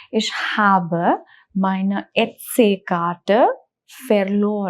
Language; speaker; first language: German; non-native, fluent; English